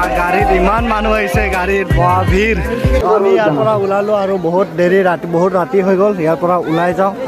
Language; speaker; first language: Assamese; non-native, local second language; Bodo